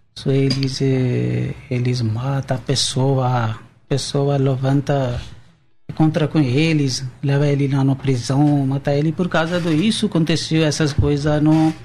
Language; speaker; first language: Portuguese; non-native, learner; Urdu